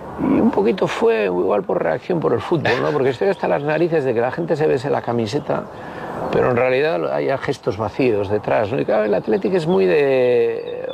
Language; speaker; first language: Spanish; native; Spanish